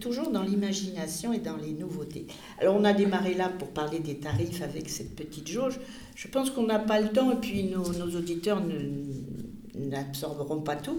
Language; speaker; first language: French; native; French